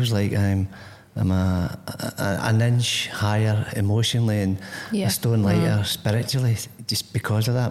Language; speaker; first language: English; native; English